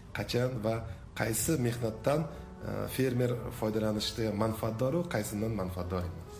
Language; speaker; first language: Uzbek; native; Uzbek